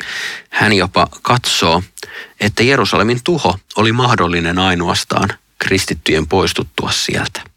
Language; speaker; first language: Finnish; native; Finnish